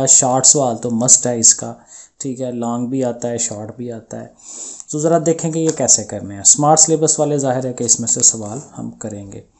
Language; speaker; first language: Urdu; non-native, local second language; Punjabi